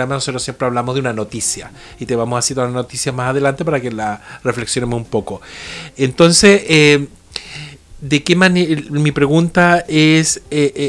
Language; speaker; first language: Spanish; native; Spanish